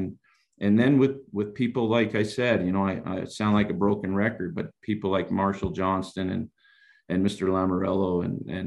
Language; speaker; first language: English; native; English